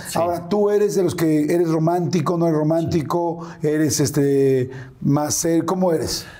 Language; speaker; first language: Spanish; native; Spanish